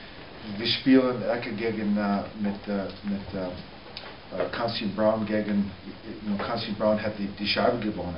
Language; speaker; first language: German; non-native, learner; English